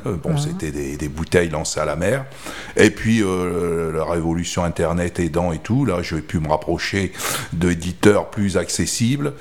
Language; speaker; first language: French; native; French